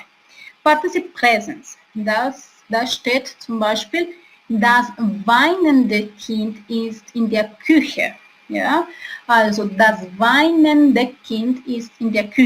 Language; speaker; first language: German; non-native, fluent; Spanish